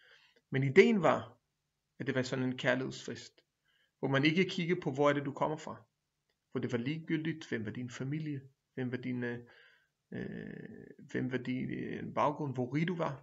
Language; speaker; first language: Danish; non-native, fluent; Hebrew